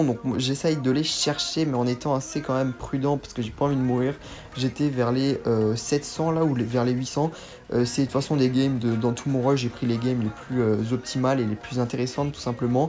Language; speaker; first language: French; native; French